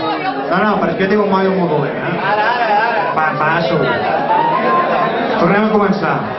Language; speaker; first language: Catalan; native; Catalan